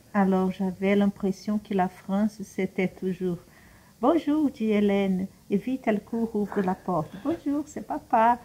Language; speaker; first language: French; non-native, fluent; Portuguese